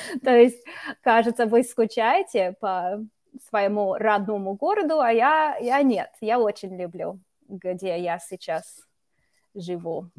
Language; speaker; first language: Russian; non-native, fluent; English